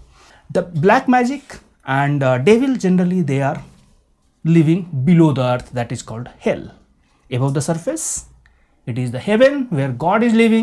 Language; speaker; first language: English; non-native, local second language; Hindi